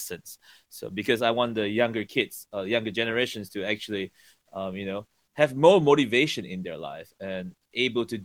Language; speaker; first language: English; native; English